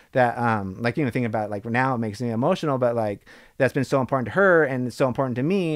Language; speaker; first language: English; native; English